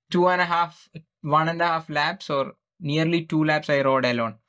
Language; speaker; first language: English; non-native, local second language; Malayalam